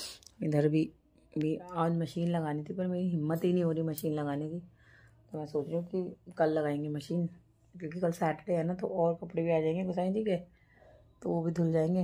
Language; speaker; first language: Hindi; native; Hindi